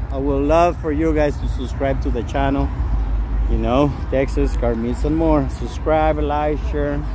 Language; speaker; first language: English; non-native, fluent; Spanish